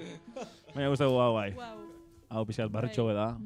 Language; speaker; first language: Basque; native; Basque